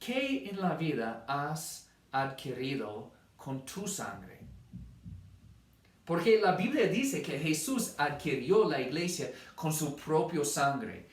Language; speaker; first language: Spanish; non-native, fluent; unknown